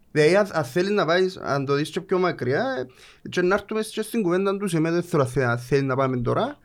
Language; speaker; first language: Greek; native; Greek